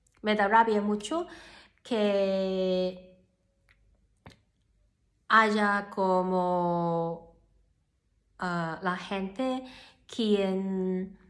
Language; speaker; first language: Spanish; non-native, learner; Cantonese